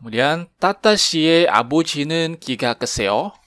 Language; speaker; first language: Korean; non-native, fluent; Indonesian